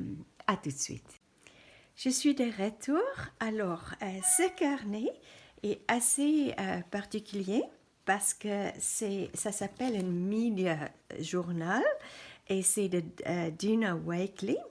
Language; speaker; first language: French; non-native, fluent; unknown